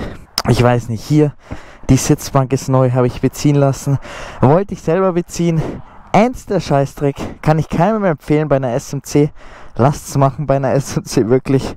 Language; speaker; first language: German; native; German